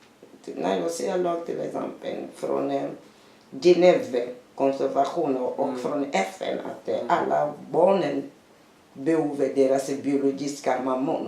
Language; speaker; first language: Swedish; non-native, learner; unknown